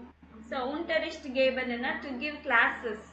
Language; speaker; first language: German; non-native, learner; Tamil